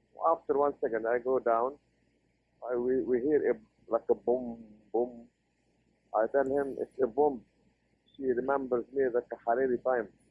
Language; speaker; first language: English; non-native, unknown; Arabic